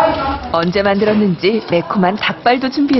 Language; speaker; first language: Korean; native; Korean